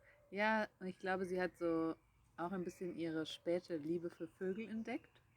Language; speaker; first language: German; non-native, fluent; Dutch